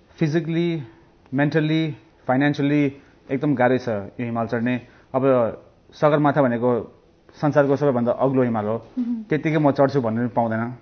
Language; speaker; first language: Nepali; early bilingual, heritage; Nepali